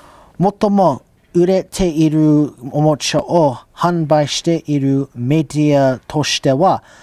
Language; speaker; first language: Japanese; non-native, learner; English